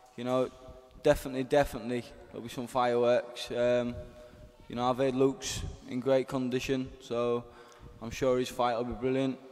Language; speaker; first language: English; native; English